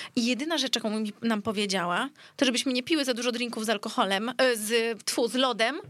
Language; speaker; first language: Polish; early bilingual, heritage; Greek